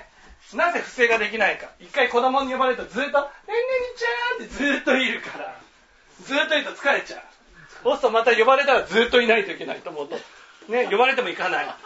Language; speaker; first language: Japanese; native; Japanese